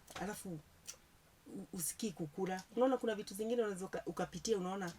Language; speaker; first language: Swahili; non-native, local second language; Kikuyu